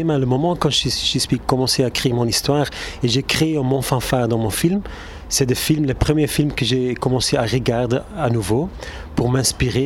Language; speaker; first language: French; non-native, local second language; Turkish